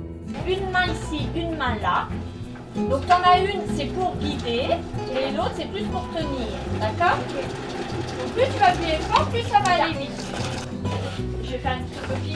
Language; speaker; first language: French; native; French